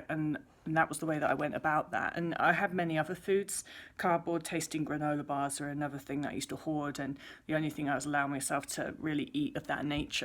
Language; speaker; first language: English; native; English